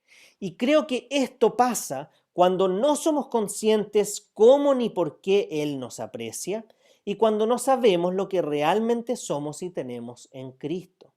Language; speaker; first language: Spanish; native; Spanish